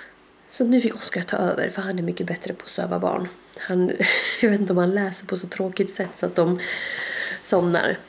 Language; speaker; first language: Swedish; native; Swedish